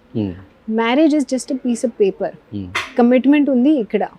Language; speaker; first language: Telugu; non-native, learner; Hindi